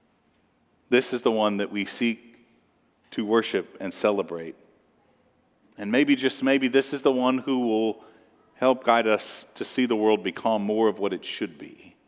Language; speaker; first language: English; native; English